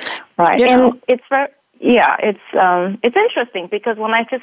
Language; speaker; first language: English; native; English